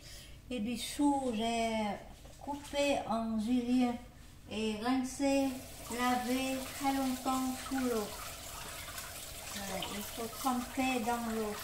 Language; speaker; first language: French; non-native, learner; Vietnamese